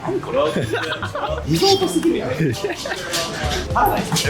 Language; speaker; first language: Japanese; native; Japanese